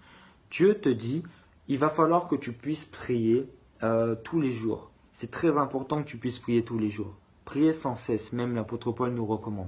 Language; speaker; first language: French; native; French